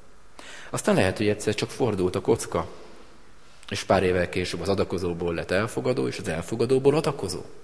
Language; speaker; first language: Hungarian; native; Hungarian